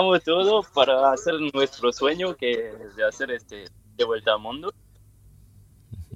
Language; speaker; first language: Spanish; non-native, learner; French